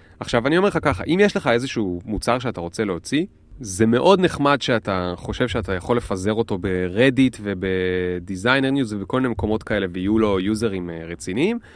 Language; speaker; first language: Hebrew; native; Hebrew